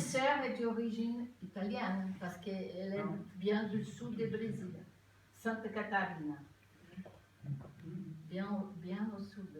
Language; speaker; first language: French; non-native, fluent; Portuguese